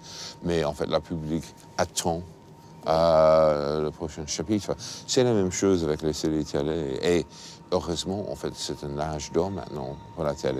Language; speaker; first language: French; non-native, fluent; English